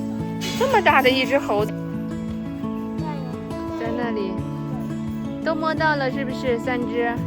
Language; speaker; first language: Chinese; native; Chinese